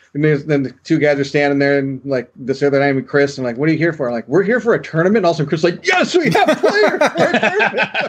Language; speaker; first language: English; native; English